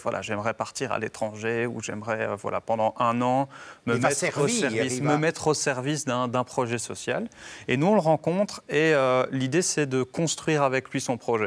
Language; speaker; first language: French; native; French